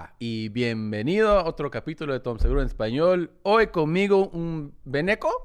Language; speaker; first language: Spanish; early bilingual, heritage; Spanish